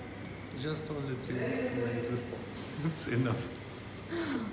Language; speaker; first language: English; non-native, learner; Arabic